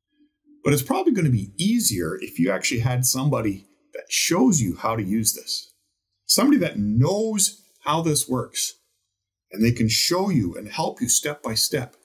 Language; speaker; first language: English; native; English